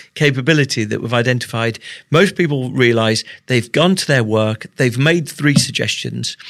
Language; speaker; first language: English; native; English